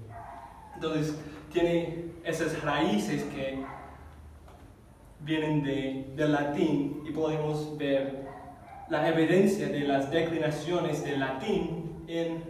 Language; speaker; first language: Spanish; non-native, fluent; English